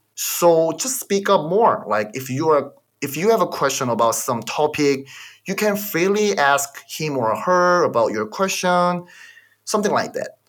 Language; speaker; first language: English; non-native, fluent; Korean